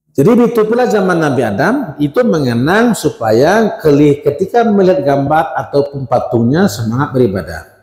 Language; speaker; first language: Malay; non-native, local second language; Minangkabau